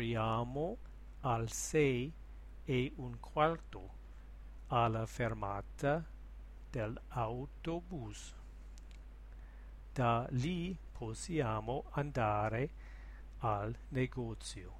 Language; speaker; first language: Italian; non-native, learner; English